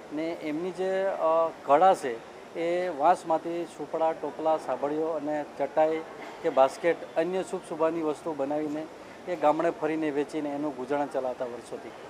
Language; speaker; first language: Gujarati; non-native, local second language; Bhili